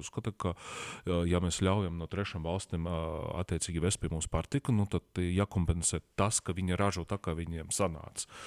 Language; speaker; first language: Latvian; non-native, local second language; Russian